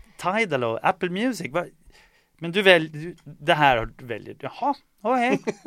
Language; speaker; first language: Swedish; early bilingual, other home language; Estonian